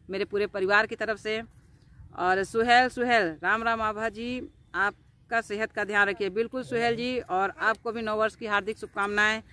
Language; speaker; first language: Hindi; native; Hindi